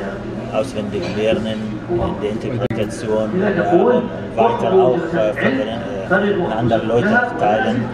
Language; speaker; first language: German; non-native, fluent; Arabic